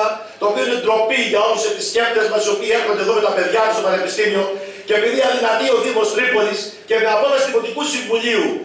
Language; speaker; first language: Greek; native; Greek